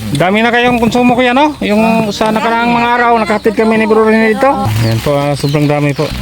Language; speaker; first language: Filipino; non-native, local second language; Cebuano